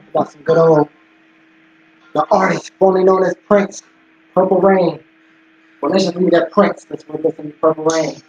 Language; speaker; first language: English; native; English